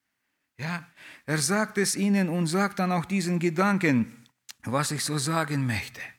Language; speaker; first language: German; non-native, fluent; Russian